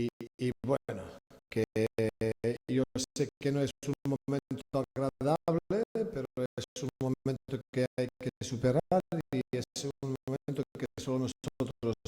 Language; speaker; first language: Spanish; non-native, fluent; Serbian